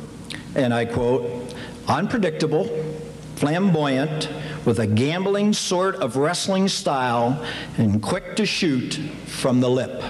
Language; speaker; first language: English; native; English